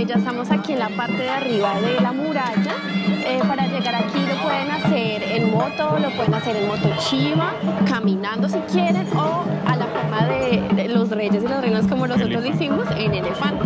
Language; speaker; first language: Spanish; native; Spanish